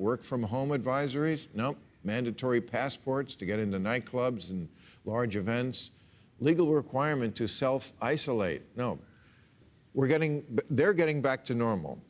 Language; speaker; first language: English; native; English